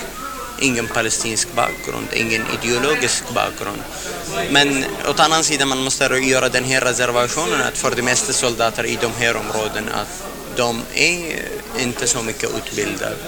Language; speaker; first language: Swedish; non-native, fluent; Arabic